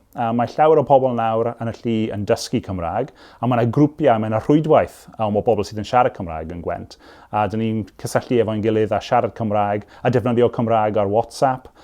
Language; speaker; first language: Welsh; non-native, local second language; English